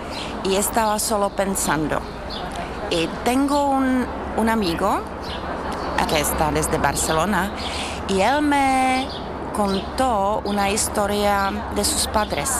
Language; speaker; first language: Spanish; non-native, learner; Czech